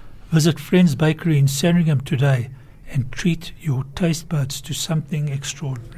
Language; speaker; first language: English; native; English